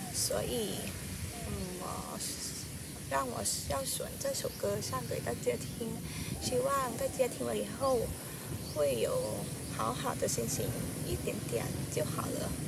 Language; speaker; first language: Chinese; non-native, learner; Thai